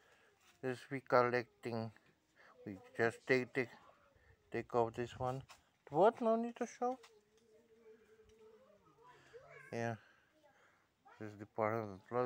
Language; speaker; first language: English; non-native, learner; Russian